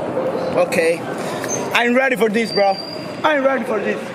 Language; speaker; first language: English; non-native, learner; Spanish